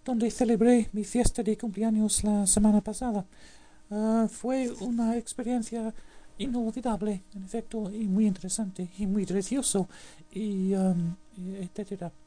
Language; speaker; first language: Spanish; non-native, fluent; English